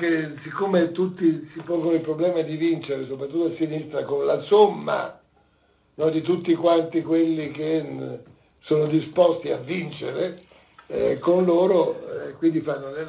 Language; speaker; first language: Italian; native; Italian